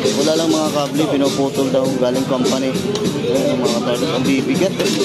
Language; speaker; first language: Filipino; non-native, local second language; Cebuano